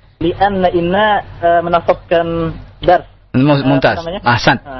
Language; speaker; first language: Arabic; non-native, learner; Indonesian